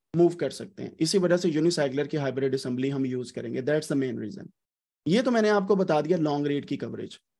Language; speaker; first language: Urdu; native; Urdu